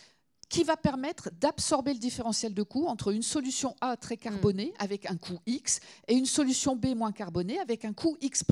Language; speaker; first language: French; native; French